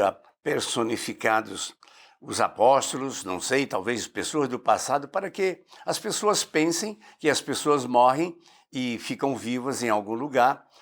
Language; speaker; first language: Portuguese; native; Portuguese